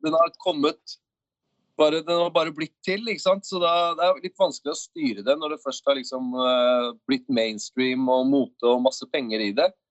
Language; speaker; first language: Norwegian; native; Norwegian